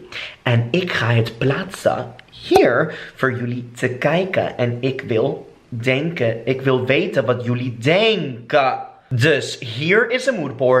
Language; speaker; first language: Dutch; non-native, fluent; English